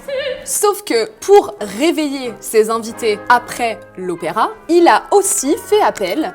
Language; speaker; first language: French; native; French